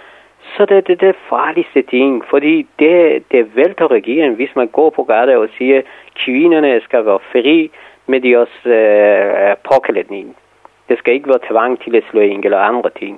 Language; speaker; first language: Danish; non-native, fluent; Persian